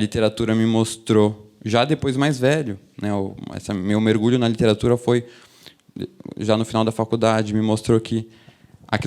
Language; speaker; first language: Portuguese; native; Portuguese